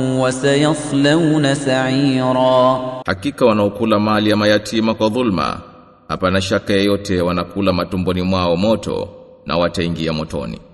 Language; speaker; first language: Swahili; native; Swahili